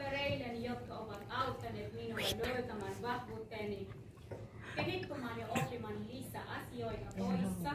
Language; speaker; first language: Finnish; non-native, learner; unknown